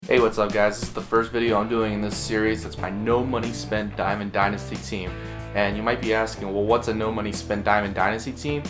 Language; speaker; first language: English; native; English